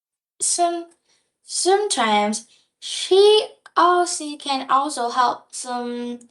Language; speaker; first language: English; non-native, learner; Vietnamese